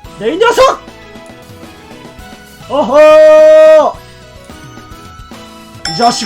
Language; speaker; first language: Korean; native; Korean